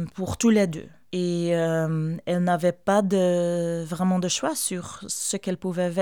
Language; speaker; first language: French; non-native, fluent; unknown